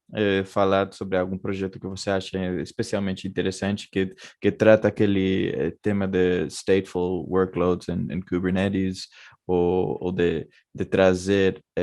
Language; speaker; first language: Portuguese; non-native, fluent; Spanish